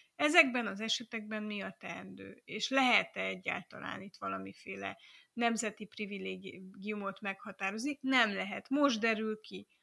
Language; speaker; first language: Hungarian; native; Hungarian